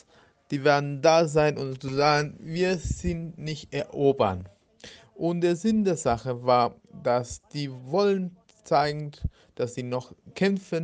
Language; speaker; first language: German; non-native, fluent; Spanish